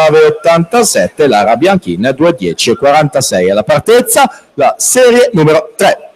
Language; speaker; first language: Italian; native; Italian